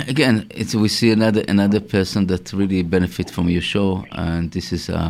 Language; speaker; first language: English; non-native, fluent; Hebrew